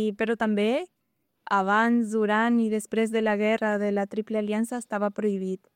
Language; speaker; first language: Catalan; non-native, learner; Guarani